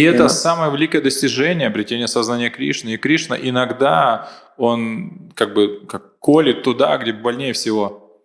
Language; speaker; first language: Russian; native; Russian